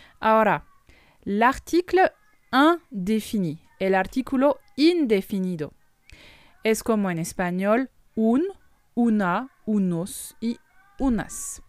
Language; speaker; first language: Spanish; non-native, fluent; French